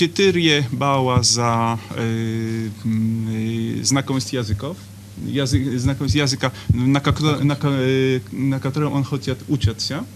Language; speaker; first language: Russian; non-native, fluent; Polish